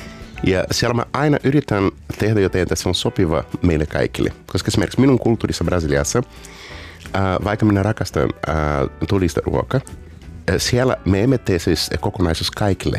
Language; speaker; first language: Finnish; non-native, fluent; Portuguese